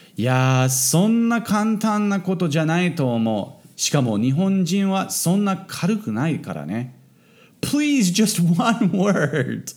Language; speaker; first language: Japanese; non-native, fluent; English